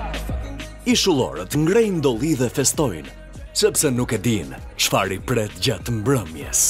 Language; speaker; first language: Albanian; native; Albanian